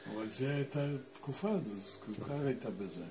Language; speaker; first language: Hebrew; non-native, fluent; Russian